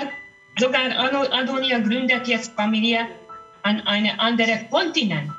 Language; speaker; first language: German; non-native, learner; Hungarian